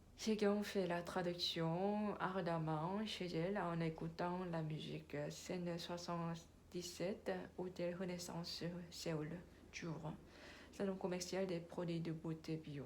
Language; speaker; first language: French; non-native, learner; Korean